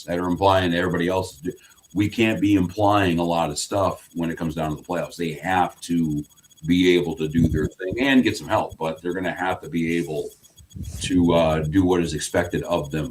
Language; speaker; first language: English; native; English